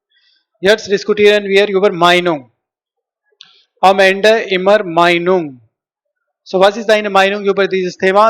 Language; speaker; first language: German; non-native, learner; Hindi